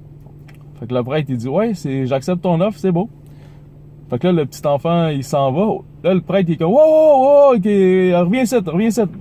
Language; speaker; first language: French; native; French